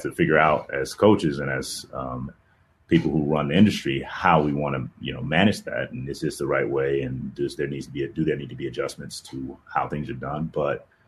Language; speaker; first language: English; native; English